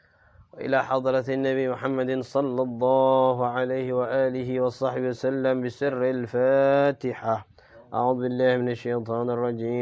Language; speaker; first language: Arabic; non-native, fluent; Indonesian